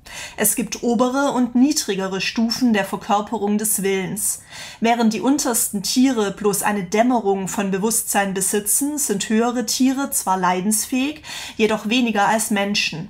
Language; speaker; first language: German; native; German